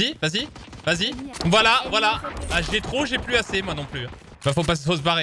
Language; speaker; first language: French; native; French